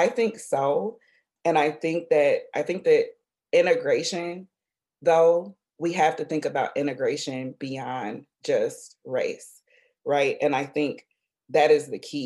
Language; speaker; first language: English; native; English